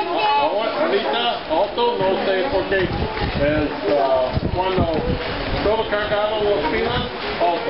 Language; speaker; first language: Spanish; non-native, learner; English